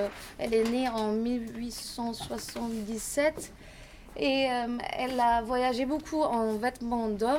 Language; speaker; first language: French; non-native, fluent; German